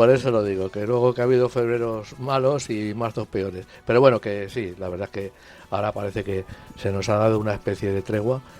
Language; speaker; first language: Spanish; native; Spanish